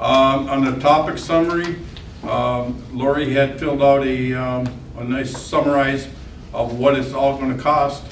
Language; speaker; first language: English; native; English